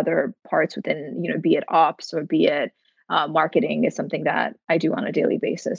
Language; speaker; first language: English; native; English